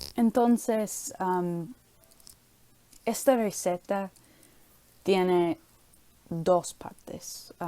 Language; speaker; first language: Spanish; non-native, learner; English